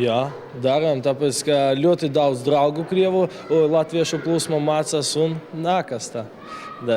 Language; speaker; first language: Latvian; non-native, local second language; Russian